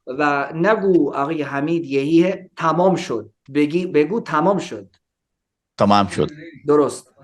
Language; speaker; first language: Persian; non-native, fluent; Urdu